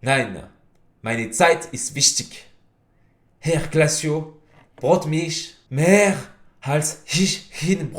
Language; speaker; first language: German; non-native, fluent; French